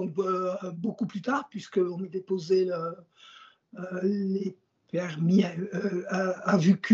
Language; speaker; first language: French; native; French